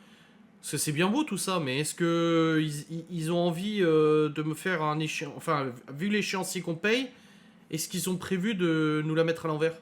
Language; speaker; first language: French; native; French